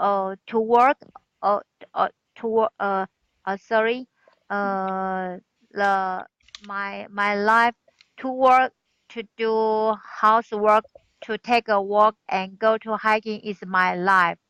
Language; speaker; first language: English; non-native, learner; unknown